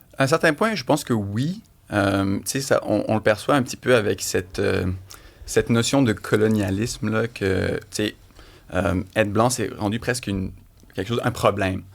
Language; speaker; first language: French; native; French